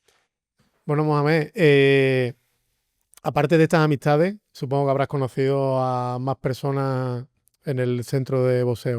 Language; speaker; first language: Spanish; native; Spanish